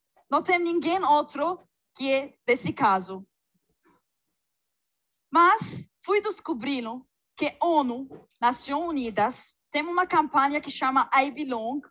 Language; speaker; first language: Portuguese; non-native, fluent; Arabic